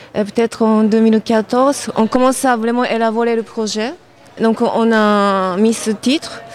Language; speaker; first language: French; non-native, fluent; Japanese